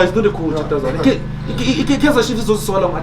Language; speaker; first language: English; non-native, local second language; Zulu